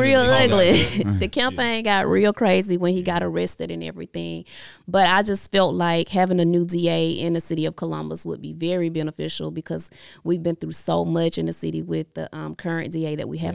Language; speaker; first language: English; native; English